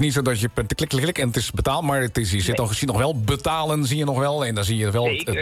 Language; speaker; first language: Dutch; native; Dutch